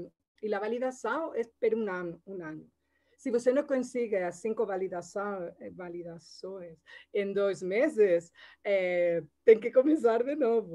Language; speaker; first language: Portuguese; non-native, learner; Spanish